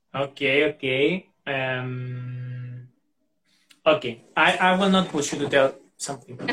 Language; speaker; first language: English; non-native, fluent; Greek